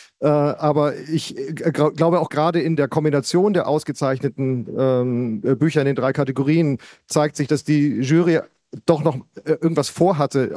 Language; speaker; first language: German; native; German